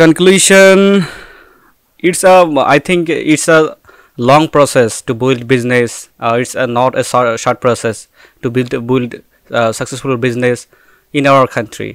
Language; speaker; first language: English; non-native, local second language; Bangla